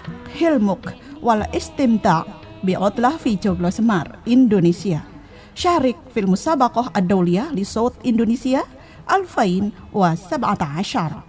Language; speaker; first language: Arabic; non-native, fluent; Indonesian